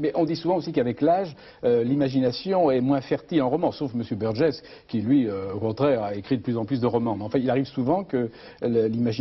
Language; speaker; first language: French; native; French